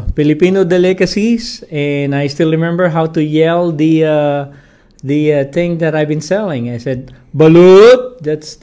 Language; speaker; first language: English; non-native, local second language; Filipino